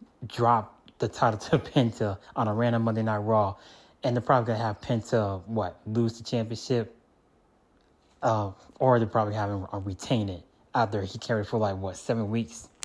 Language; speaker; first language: English; native; English